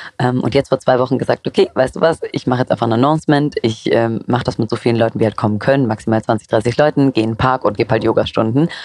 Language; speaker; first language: German; early bilingual, other home language; Greek